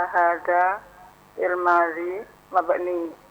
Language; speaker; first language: Arabic; non-native, learner; Indonesian